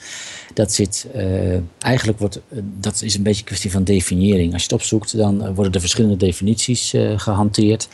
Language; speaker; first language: Dutch; native; Dutch